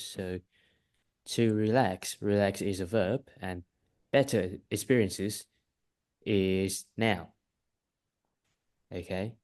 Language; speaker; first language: English; non-native, fluent; Vietnamese